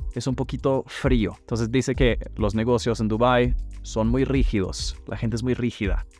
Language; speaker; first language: English; native; English